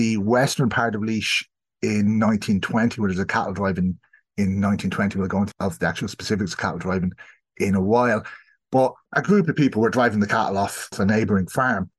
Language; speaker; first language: English; native; English